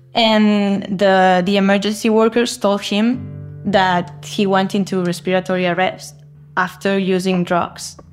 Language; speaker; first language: English; non-native, fluent; Spanish